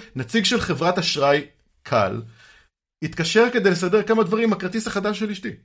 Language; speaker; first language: Hebrew; native; Hebrew